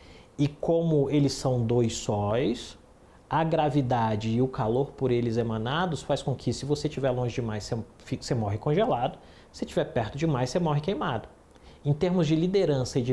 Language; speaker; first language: Portuguese; native; Portuguese